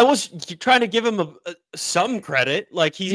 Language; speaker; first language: English; native; English